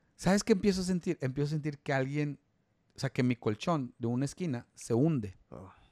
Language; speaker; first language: Spanish; native; Spanish